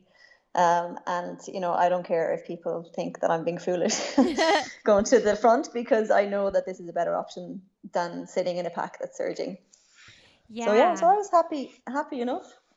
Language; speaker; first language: English; native; English